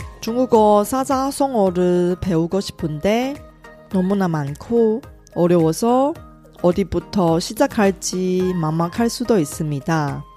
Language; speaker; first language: Korean; non-native, fluent; Chinese